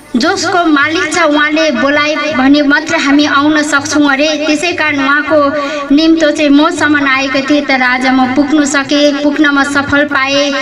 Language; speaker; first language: Nepali; non-native, local second language; Limbu